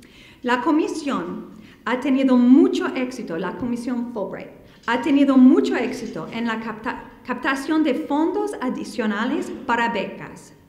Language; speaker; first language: Spanish; non-native, fluent; English